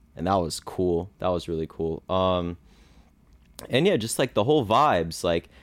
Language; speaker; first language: English; early bilingual, other home language; Greek